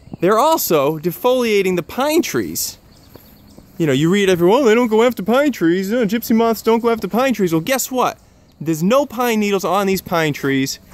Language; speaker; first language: English; native; English